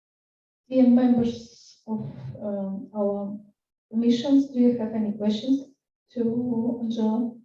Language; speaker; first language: English; non-native, fluent; Russian